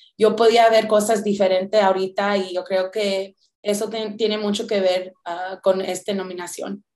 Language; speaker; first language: Spanish; early bilingual, heritage; Spanish